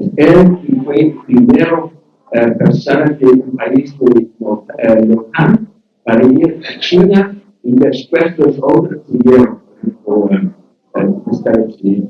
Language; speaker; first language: Spanish; non-native, learner; English